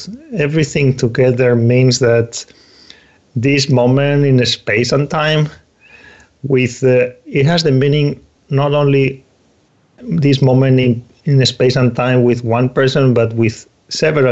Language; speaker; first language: English; non-native, fluent; Spanish